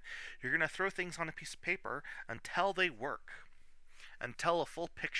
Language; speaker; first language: English; native; English